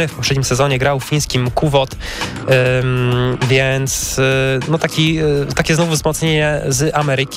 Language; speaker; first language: Polish; native; Polish